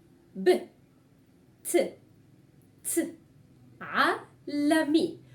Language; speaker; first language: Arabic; native; Arabic